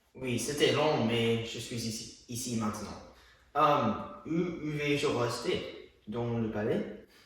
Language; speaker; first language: French; non-native, learner; English